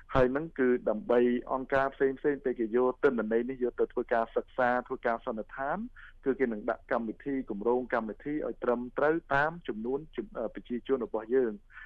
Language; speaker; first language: Khmer; native; Khmer